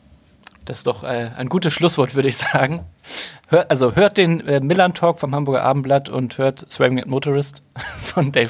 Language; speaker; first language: German; native; German